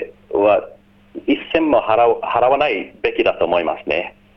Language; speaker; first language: Japanese; non-native, fluent; English